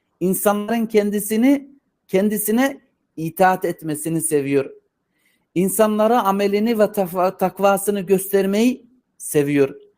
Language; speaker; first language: Turkish; native; Turkish